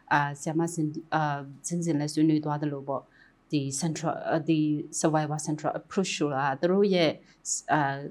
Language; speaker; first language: Burmese; non-native, local second language; Kachin